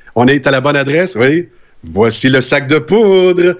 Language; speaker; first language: French; native; French